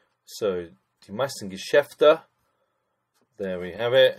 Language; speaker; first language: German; non-native, fluent; English